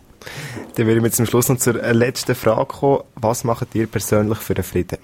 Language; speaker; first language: German; native; German